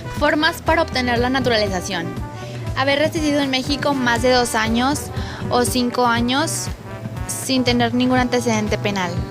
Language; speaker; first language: Spanish; native; Spanish